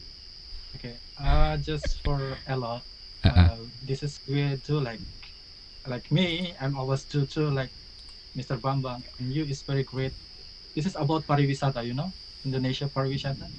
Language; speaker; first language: English; non-native, learner; Indonesian